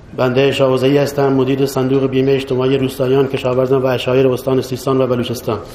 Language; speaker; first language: Persian; non-native, local second language; Baluchi